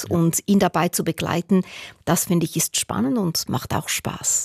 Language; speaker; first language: German; native; German